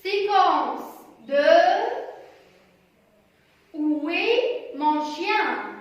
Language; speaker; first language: French; non-native, local second language; Arabic